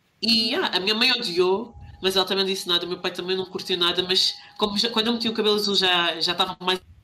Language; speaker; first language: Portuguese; native; Portuguese